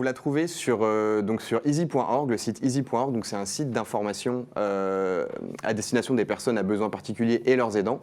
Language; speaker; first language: French; native; French